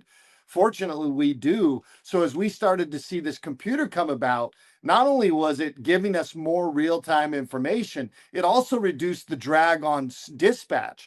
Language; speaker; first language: English; native; English